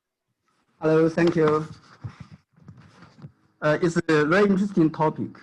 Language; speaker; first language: English; non-native, fluent; Chinese